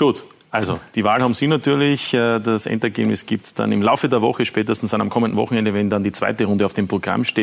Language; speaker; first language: German; native; German